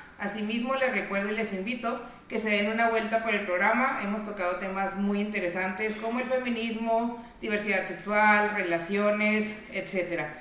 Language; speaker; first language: Spanish; native; Spanish